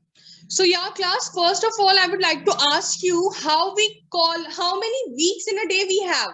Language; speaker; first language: English; non-native, local second language; Hindi